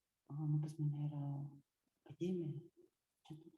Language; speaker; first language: Lithuanian; non-native, local second language; Russian